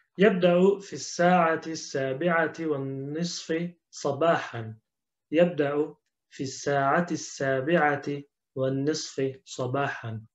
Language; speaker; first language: Arabic; non-native, fluent; Turkish